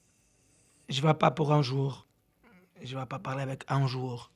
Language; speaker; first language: French; non-native, learner; Portuguese